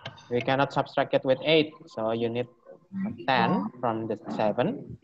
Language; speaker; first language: English; non-native, fluent; Indonesian